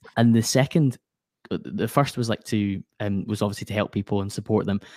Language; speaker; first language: English; native; English